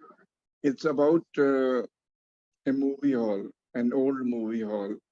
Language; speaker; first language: English; non-native, fluent; Hindi